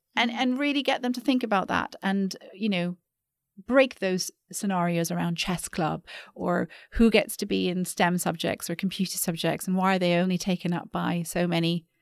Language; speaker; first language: English; native; English